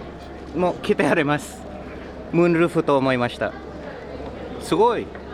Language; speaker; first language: Japanese; non-native, learner; English